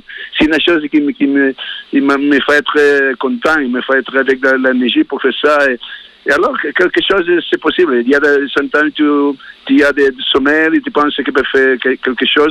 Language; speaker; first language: French; non-native, learner; Spanish